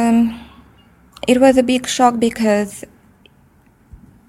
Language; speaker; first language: English; non-native, fluent; Russian